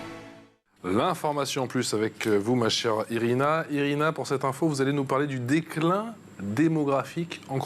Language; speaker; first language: French; native; French